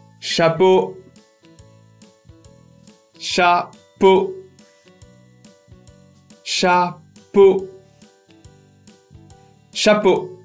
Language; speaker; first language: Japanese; non-native, fluent; French